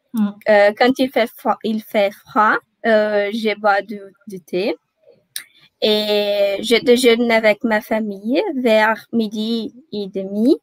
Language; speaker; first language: French; non-native, learner; Portuguese